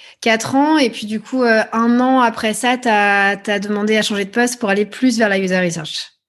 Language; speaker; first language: French; native; French